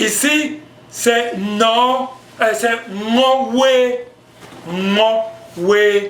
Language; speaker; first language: French; non-native, local second language; Basaa